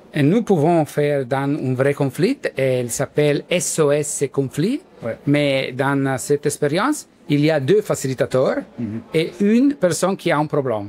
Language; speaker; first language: French; non-native, learner; Italian